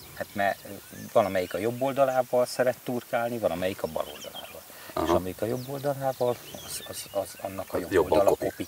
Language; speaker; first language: Hungarian; native; Hungarian